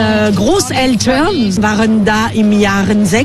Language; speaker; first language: German; non-native, fluent; French